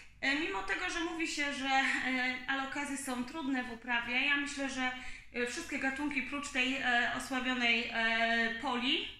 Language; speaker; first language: Polish; native; Polish